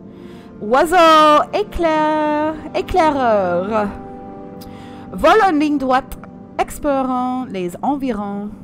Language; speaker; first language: French; non-native, learner; English